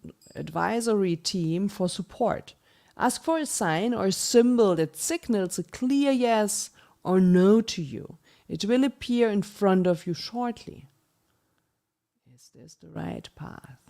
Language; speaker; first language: English; non-native, fluent; German